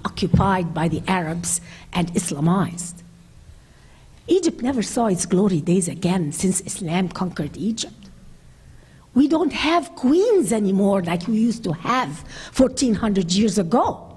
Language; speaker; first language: English; non-native, fluent; Arabic